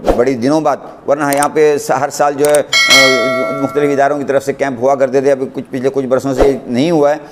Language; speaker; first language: Hindi; non-native, local second language; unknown